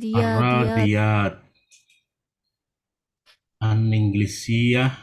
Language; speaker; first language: Arabic; non-native, learner; Indonesian